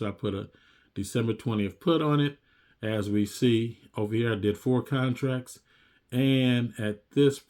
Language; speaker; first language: English; native; English